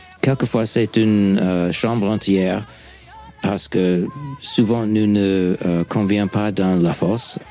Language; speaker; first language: French; non-native, fluent; English